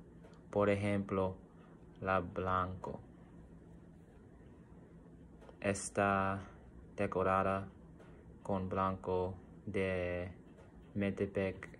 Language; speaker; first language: Spanish; non-native, learner; English